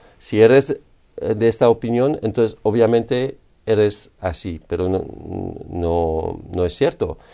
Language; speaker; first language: Spanish; non-native, fluent; French